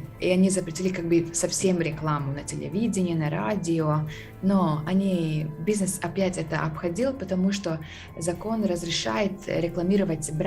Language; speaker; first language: Russian; non-native, fluent; Latvian